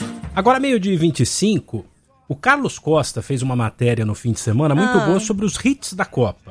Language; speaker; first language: Portuguese; native; Portuguese